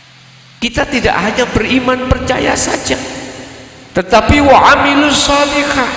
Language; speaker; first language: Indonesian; non-native, local second language; Javanese